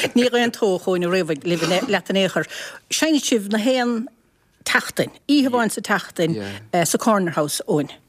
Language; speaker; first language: Irish; native; Irish